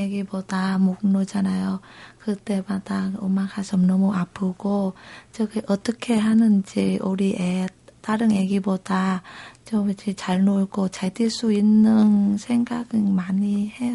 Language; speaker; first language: Korean; non-native, local second language; Vietnamese